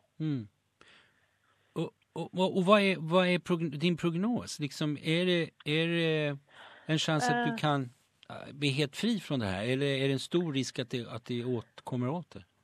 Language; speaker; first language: Swedish; native; Swedish